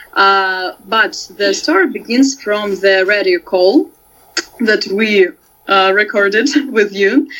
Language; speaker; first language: English; non-native, fluent; Russian